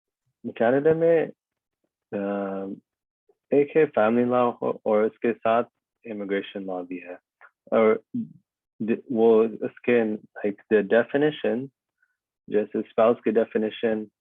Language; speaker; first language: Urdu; early bilingual, heritage; Urdu